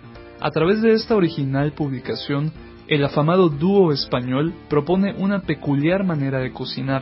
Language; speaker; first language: Spanish; native; Spanish